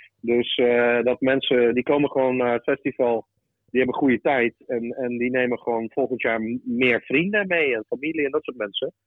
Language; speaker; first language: Dutch; early bilingual, other home language; Russian